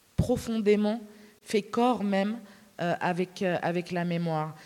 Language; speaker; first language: French; native; French